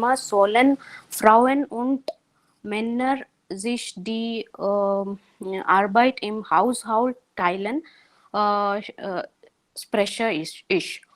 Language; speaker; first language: German; non-native, learner; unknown